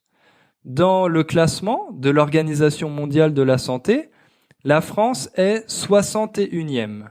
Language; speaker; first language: French; native; French